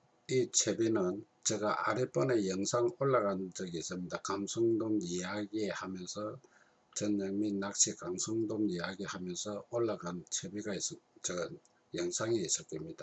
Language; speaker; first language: Korean; native; Korean